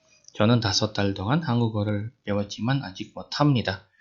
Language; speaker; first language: Korean; non-native, fluent; Indonesian